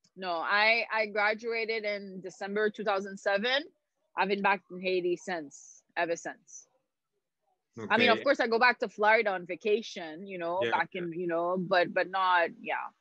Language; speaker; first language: English; non-native, fluent; Haitian Creole